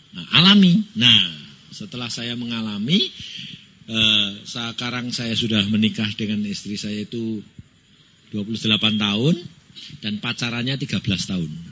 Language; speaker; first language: Indonesian; native; Indonesian